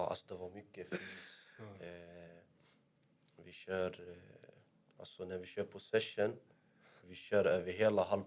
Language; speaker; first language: Swedish; early bilingual, other home language; Arabic